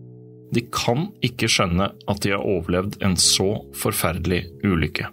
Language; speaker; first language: Norwegian; native; Norwegian